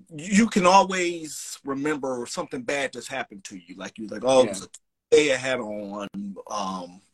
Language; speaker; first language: English; native; English